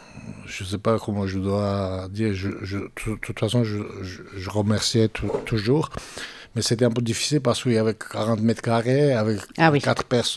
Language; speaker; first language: French; non-native, fluent; Georgian